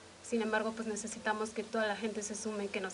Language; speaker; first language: Spanish; native; Spanish